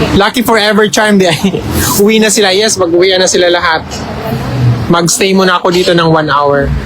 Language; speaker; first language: Filipino; non-native, local second language; Cebuano